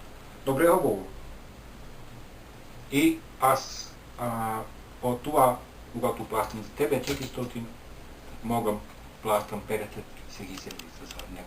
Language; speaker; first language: Bulgarian; non-native, learner; Finnish